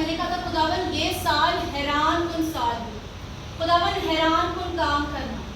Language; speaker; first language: Urdu; native; Urdu